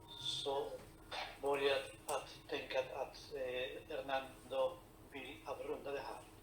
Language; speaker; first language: Swedish; non-native, fluent; Spanish